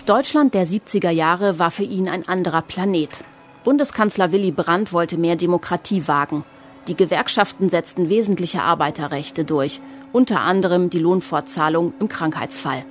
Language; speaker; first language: German; native; German